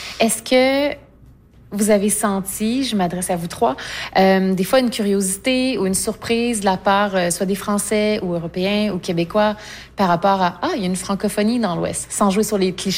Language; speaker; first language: French; native; French